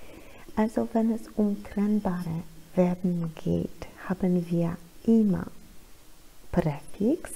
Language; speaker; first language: German; non-native, fluent; Polish